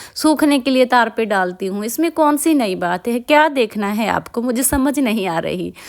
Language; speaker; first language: Hindi; non-native, local second language; Punjabi